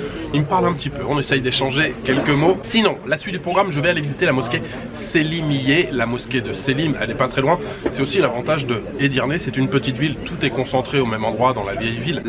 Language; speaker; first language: French; native; French